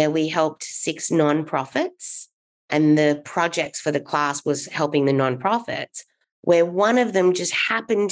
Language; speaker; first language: English; native; English